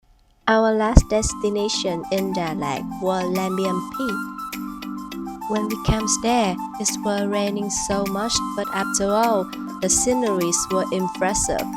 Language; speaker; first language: English; non-native, learner; Vietnamese